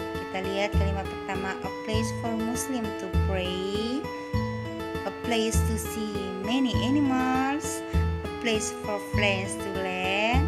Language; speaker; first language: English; non-native, learner; Indonesian